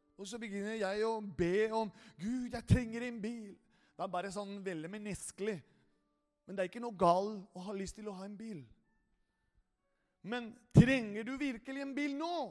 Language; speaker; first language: Norwegian; non-native, fluent; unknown